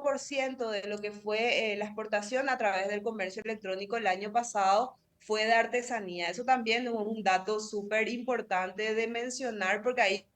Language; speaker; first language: Spanish; native; Spanish